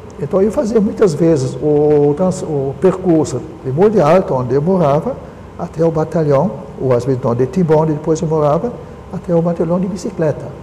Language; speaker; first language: Portuguese; non-native, local second language; German